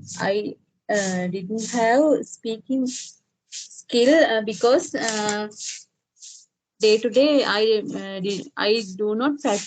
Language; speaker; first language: English; non-native, local second language; Sinhala